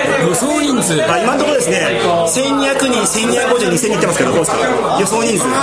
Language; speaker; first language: Japanese; native; Japanese